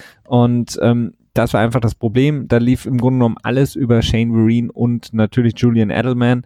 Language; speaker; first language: German; native; German